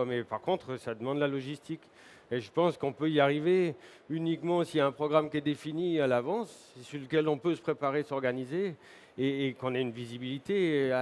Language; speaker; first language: French; native; French